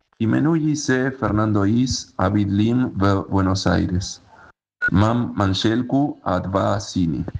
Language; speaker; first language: Czech; non-native, learner; Spanish